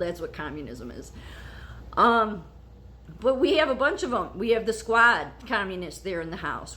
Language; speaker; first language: English; native; English